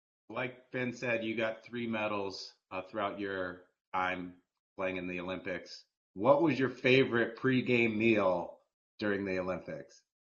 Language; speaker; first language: English; native; English